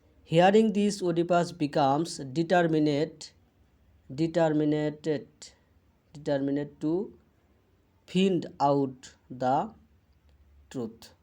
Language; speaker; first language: English; non-native, local second language; Bangla